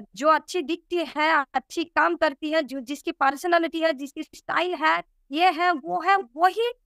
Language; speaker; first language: Hindi; non-native, local second language; Bangla